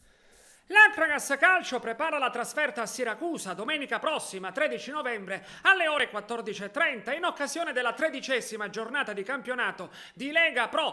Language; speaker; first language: Italian; native; Italian